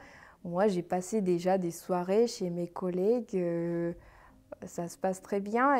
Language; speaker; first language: French; non-native, fluent; Armenian